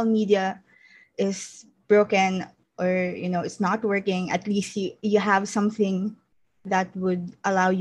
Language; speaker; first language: English; non-native, local second language; Filipino